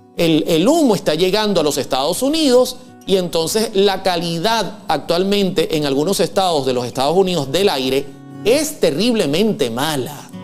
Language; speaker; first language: Spanish; native; Spanish